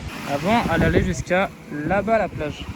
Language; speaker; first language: French; native; French